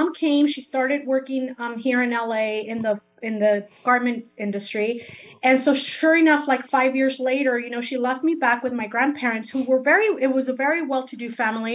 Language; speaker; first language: English; early bilingual, other home language; Spanish